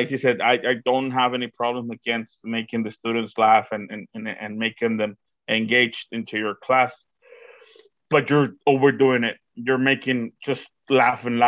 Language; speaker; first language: English; non-native, fluent; Spanish